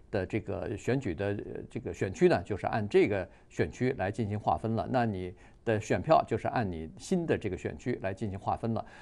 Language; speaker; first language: Chinese; native; Chinese